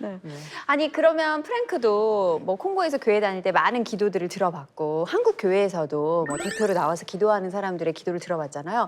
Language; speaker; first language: Korean; native; Korean